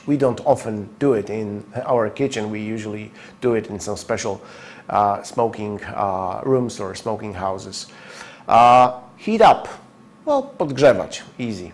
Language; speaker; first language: English; non-native, fluent; Polish